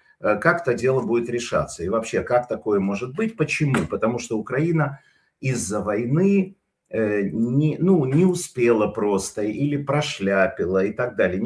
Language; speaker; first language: Russian; native; Russian